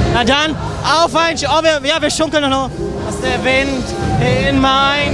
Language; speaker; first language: German; native; German